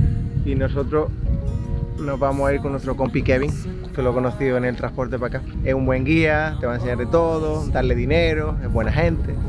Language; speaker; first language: Spanish; native; Spanish